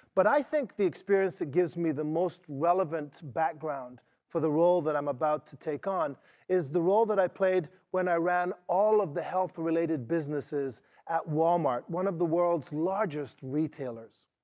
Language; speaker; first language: English; native; English